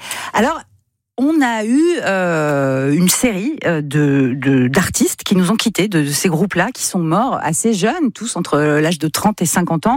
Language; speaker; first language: French; native; French